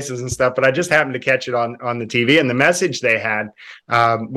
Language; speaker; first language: English; native; English